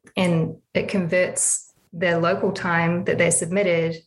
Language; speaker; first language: English; native; English